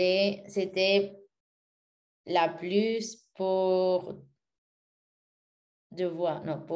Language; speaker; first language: French; non-native, learner; Spanish